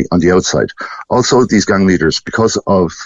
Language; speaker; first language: English; native; English